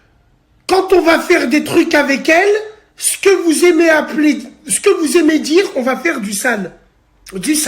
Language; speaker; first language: French; native; French